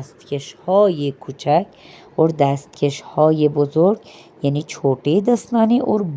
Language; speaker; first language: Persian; non-native, fluent; Urdu